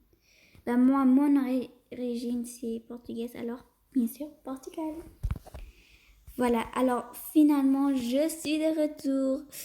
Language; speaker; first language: French; early bilingual, other home language; Portuguese